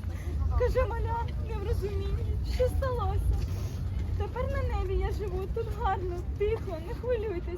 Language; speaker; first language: Ukrainian; native; Ukrainian